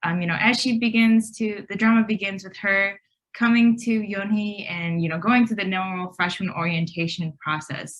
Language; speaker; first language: English; native; English